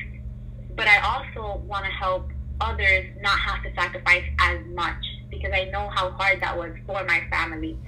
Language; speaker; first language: English; native; English